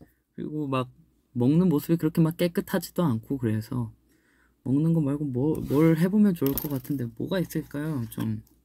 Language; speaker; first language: Korean; native; Korean